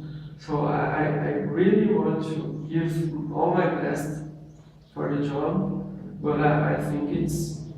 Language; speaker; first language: English; non-native, learner; Portuguese